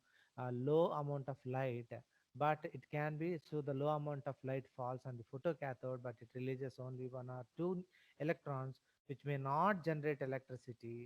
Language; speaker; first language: English; non-native, local second language; Telugu